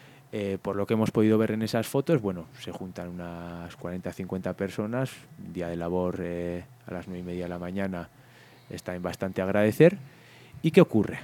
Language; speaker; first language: Spanish; native; Spanish